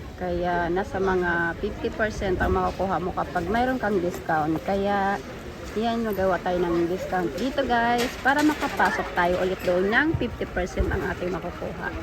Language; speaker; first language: Filipino; native; Filipino